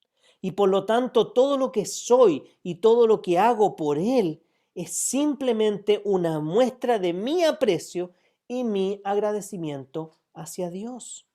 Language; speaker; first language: Spanish; native; Spanish